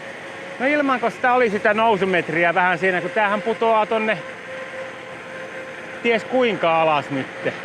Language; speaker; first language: Finnish; native; Finnish